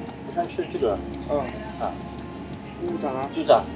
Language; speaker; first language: Chinese; early bilingual, heritage; Cantonese